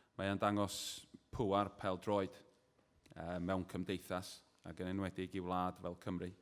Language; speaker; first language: Welsh; native; Welsh